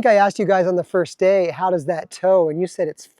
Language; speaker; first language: English; native; English